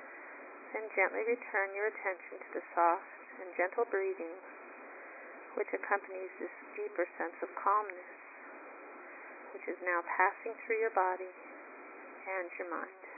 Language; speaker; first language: English; native; English